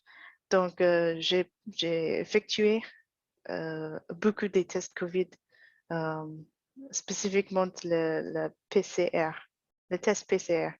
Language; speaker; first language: French; non-native, learner; English